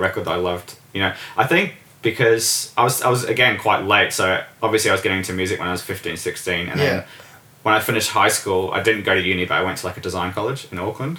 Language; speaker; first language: English; native; English